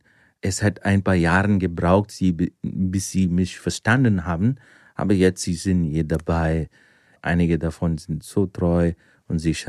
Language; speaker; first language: German; non-native, fluent; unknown